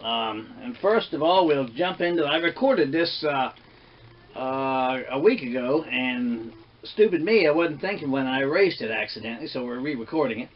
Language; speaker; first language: English; native; English